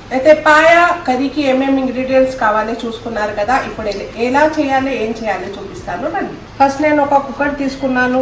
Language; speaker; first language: Telugu; non-native, local second language; Urdu